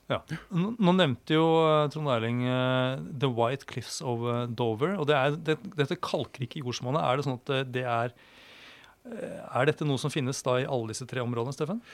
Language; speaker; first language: Norwegian; native; Norwegian